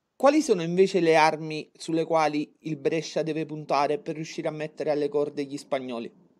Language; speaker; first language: Italian; native; Italian